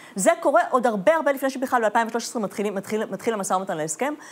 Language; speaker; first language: Hebrew; non-native, fluent; Persian